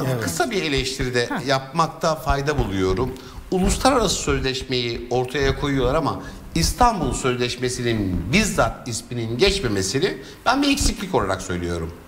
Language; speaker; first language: Turkish; native; Turkish